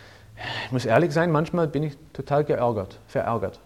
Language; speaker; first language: German; non-native, fluent; English